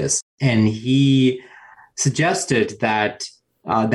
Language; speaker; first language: English; non-native, local second language; Sinhala